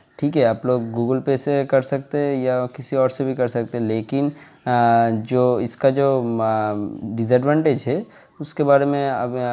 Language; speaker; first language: Hindi; non-native, local second language; Bangla